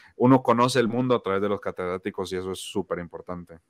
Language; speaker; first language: Spanish; native; Spanish